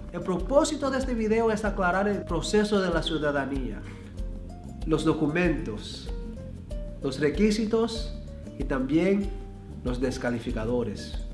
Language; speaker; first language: Spanish; early bilingual, heritage; Spanish